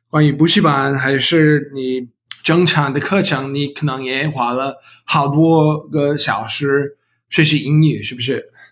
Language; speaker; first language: Chinese; non-native, learner; English